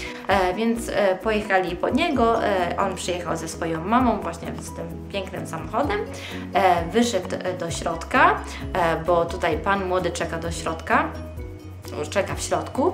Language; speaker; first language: Polish; early bilingual, heritage; Polish